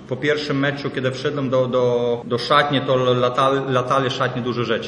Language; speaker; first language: Polish; non-native, fluent; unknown